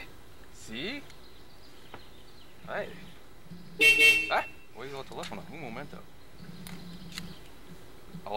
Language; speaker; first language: Spanish; non-native, learner; English